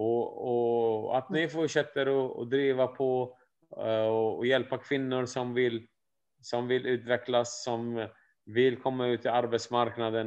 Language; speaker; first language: Swedish; non-native, fluent; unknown